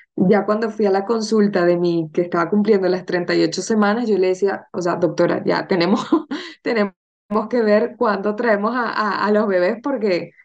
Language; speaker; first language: Spanish; native; Spanish